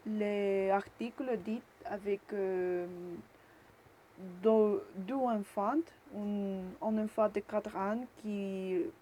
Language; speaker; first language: French; non-native, learner; Spanish